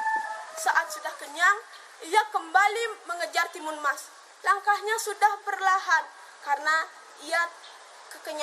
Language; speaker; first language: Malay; non-native, local second language; Balinese